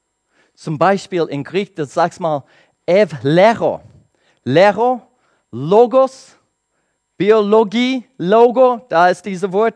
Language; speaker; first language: German; non-native, learner; English